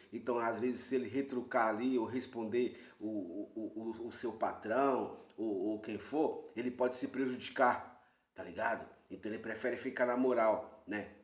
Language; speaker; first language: Portuguese; native; Portuguese